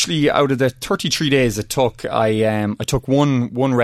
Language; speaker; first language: English; native; English